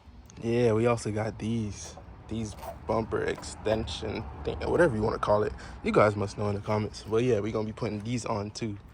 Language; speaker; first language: English; native; English